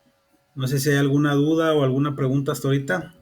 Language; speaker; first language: Spanish; native; Spanish